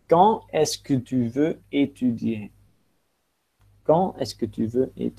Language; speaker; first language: French; non-native, fluent; Dutch